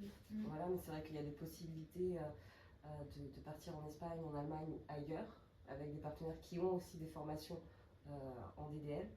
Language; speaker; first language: French; native; French